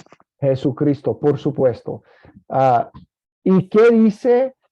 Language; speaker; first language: Spanish; non-native, fluent; English